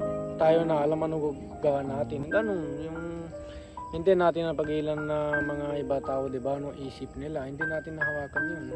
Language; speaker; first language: Filipino; non-native, learner; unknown